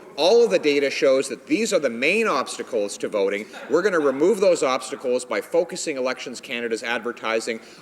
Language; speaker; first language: English; native; English